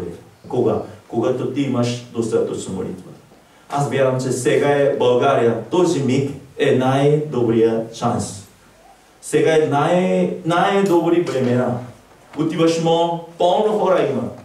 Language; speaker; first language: Bulgarian; non-native, learner; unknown